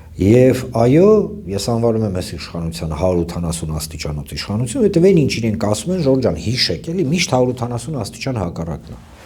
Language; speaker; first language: Armenian; native; Armenian